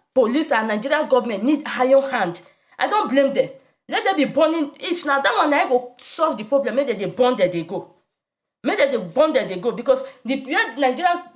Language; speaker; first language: Nigerian Pidgin; non-native, local second language; Igbo